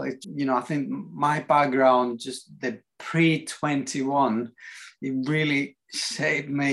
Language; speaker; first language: English; non-native, fluent; Greek